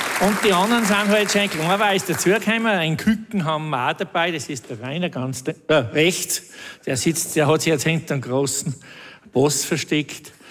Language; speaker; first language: German; native; German